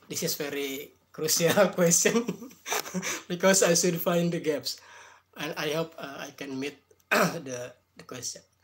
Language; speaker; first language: English; non-native, fluent; Indonesian